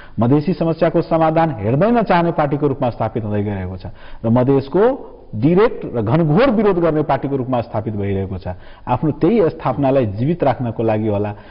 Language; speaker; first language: Nepali; non-native, local second language; Maithili